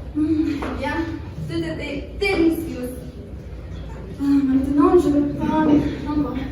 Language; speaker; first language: French; non-native, learner; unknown